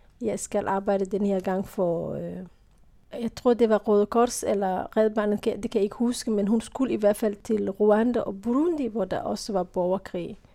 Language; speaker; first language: Danish; non-native, fluent; Somali